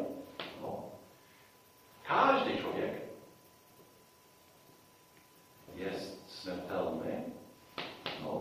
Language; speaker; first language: Polish; non-native, fluent; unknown